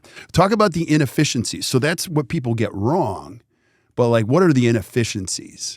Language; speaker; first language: English; native; English